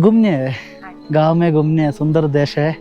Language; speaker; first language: Hindi; non-native, local second language; Malayalam